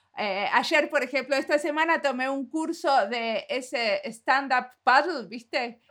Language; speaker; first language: Spanish; native; Spanish